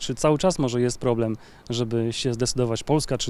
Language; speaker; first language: Polish; native; Polish